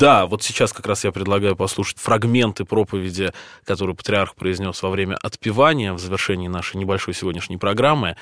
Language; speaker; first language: Russian; native; Russian